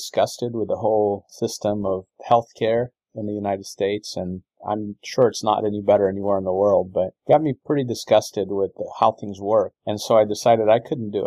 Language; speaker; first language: English; non-native, fluent; Portuguese